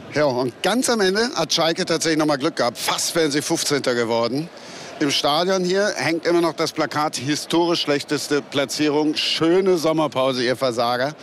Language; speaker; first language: German; native; German